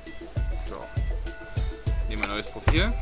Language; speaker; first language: German; native; German